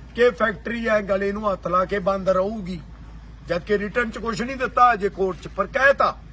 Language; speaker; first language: Punjabi; native; Punjabi